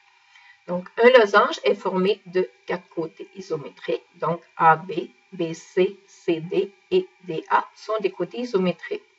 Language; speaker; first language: French; native; French